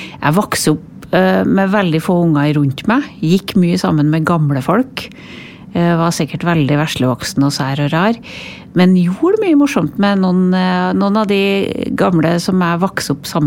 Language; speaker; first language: Norwegian; native; Norwegian